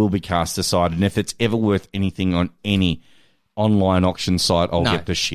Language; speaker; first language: English; native; English